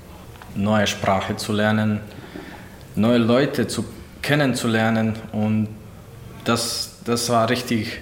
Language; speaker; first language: German; non-native, learner; Bosnian